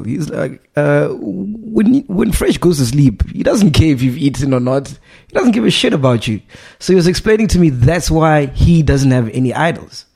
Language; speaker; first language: English; non-native, local second language; Venda